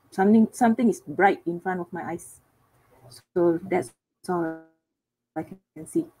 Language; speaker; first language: English; non-native, local second language; Cantonese